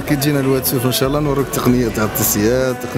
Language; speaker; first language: Arabic; native; Arabic